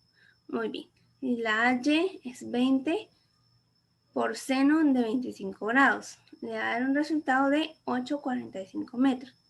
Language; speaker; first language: Spanish; native; Spanish